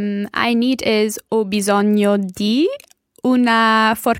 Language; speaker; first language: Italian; non-native, learner; English